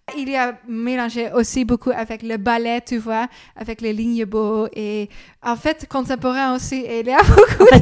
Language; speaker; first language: French; non-native, fluent; Dutch